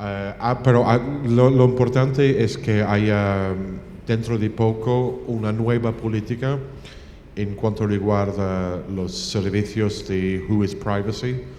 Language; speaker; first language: Spanish; non-native, fluent; English